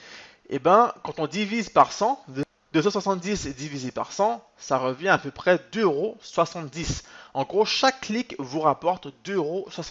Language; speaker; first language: French; native; French